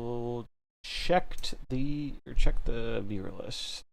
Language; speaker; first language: English; native; English